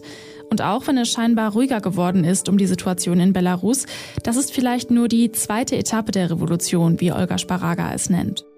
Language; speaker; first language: German; native; German